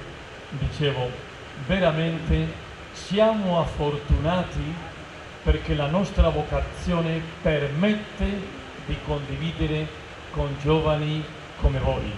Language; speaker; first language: Italian; non-native, fluent; Spanish